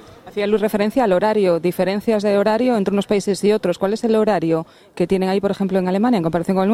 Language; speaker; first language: Spanish; native; Spanish